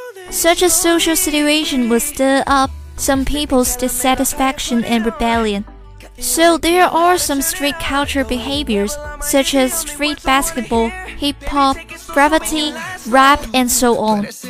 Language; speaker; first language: English; non-native, fluent; Chinese